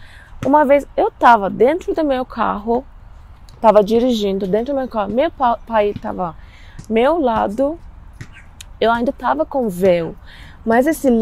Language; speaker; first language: Portuguese; non-native, learner; Persian